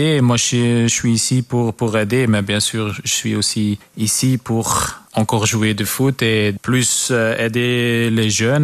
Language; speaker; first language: French; non-native, local second language; Dutch